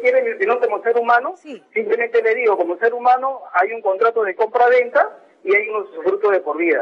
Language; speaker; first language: Spanish; native; Spanish